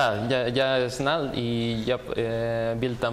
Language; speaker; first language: Russian; non-native, learner; Spanish